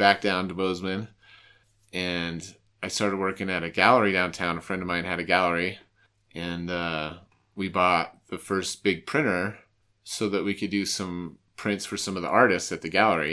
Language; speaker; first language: English; native; English